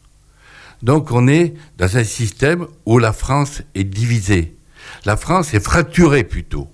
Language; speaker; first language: French; native; French